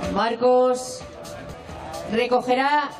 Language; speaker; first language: Spanish; native; Spanish